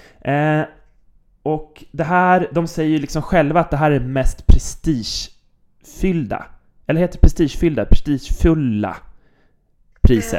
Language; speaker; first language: Swedish; native; Swedish